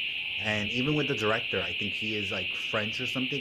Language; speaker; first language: English; native; English